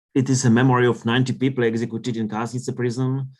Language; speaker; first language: English; non-native, learner; Czech